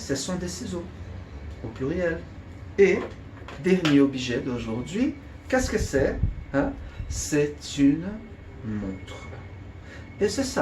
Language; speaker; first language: French; non-native, fluent; Portuguese